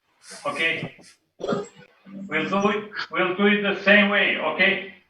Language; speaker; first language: English; non-native, fluent; Serbian